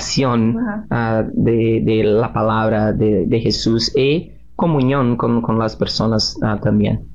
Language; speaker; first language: Spanish; non-native, learner; Portuguese